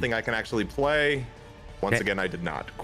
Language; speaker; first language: English; native; English